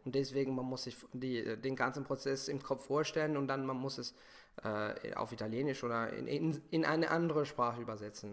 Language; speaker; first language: German; non-native, fluent; Italian